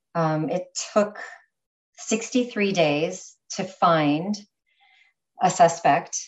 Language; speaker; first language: English; native; English